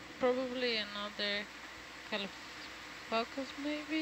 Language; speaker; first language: English; non-native, fluent; Portuguese